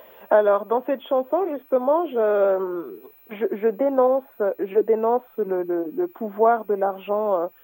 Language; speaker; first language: French; non-native, local second language; Malagasy